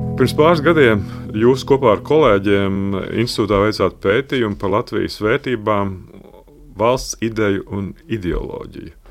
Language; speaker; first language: Latvian; native; Latvian